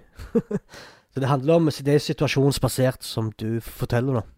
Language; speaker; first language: Norwegian; early bilingual, other home language; Arabic